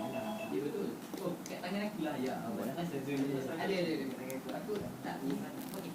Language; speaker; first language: Malay; native; Malay